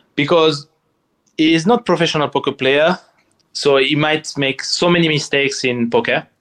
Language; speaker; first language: English; non-native, fluent; French